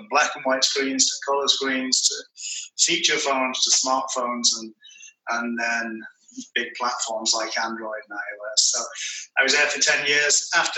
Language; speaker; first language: English; native; English